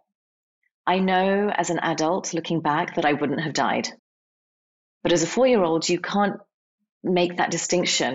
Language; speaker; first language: English; native; English